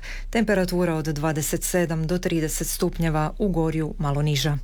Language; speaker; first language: Serbian; native; Serbian